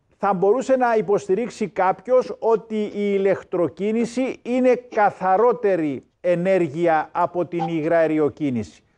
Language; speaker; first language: Greek; native; Greek